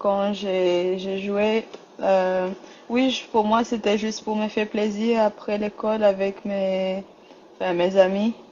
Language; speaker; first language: French; non-native, learner; Rundi